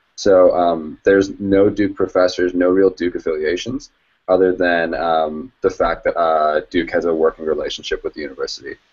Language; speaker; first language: English; native; English